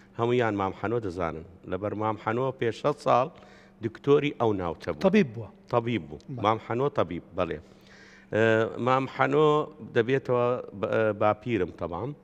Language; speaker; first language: Central Kurdish; non-native, local second language; Syriac